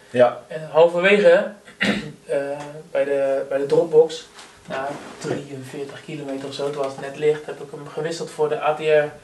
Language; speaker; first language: Dutch; native; Dutch